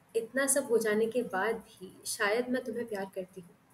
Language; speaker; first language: Hindi; non-native, local second language; Marathi